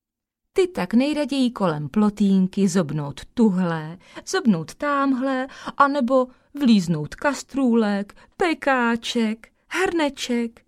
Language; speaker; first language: Czech; native; Czech